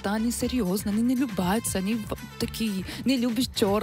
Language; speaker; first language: Russian; non-native, learner; Portuguese